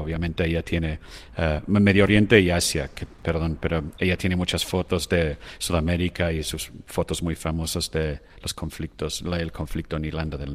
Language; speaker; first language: Spanish; non-native, fluent; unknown